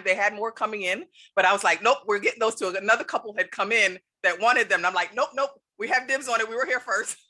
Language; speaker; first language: English; native; English